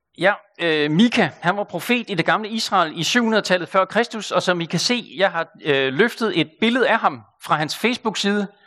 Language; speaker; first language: Danish; native; Danish